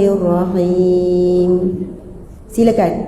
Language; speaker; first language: Malay; native; Malay